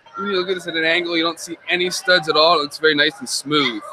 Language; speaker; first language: English; native; English